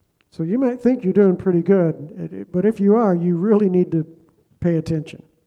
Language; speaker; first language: English; native; English